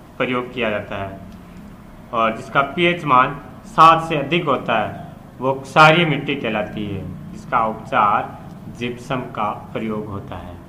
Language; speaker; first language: Hindi; native; Hindi